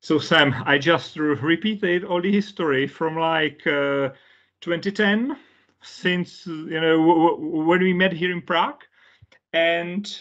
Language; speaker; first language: English; non-native, fluent; Czech